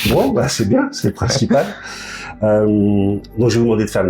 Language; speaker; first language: French; native; French